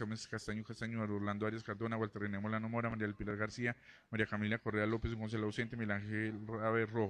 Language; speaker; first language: Spanish; native; Spanish